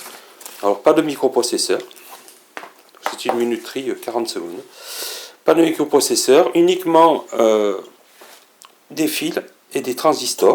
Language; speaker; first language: French; native; French